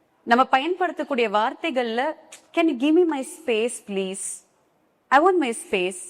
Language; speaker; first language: English; non-native, local second language; Tamil